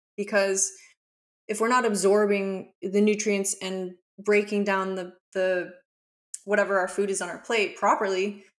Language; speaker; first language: English; native; English